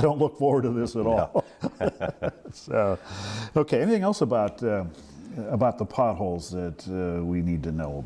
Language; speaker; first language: English; native; English